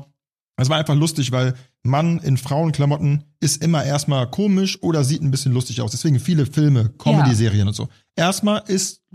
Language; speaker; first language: German; native; German